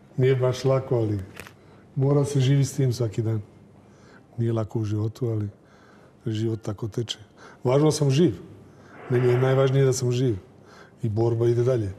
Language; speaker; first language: Bosnian; early bilingual, heritage; Serbian